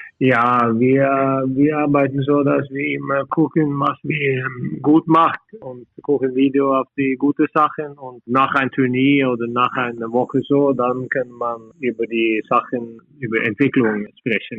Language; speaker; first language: German; non-native, fluent; Norwegian